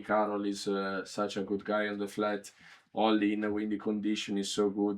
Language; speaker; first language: English; non-native, learner; Italian